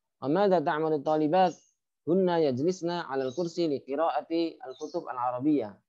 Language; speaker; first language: Arabic; non-native, fluent; Indonesian